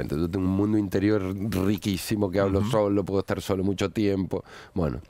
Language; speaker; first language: Spanish; native; Spanish